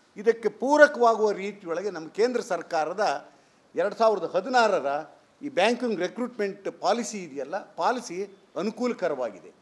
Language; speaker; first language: Kannada; native; Kannada